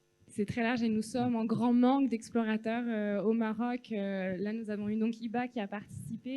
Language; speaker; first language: French; native; French